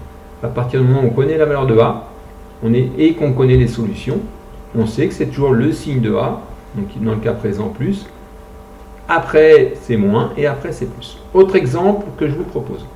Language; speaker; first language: French; native; French